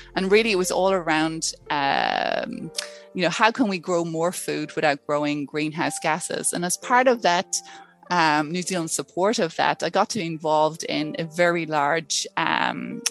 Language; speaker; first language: English; native; English